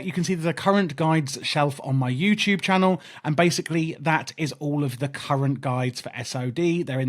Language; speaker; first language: English; native; English